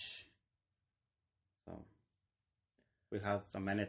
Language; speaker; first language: English; non-native, learner; Spanish